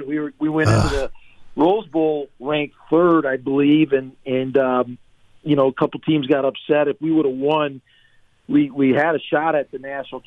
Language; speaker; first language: English; native; English